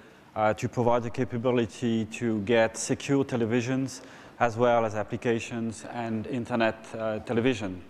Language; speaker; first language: English; non-native, fluent; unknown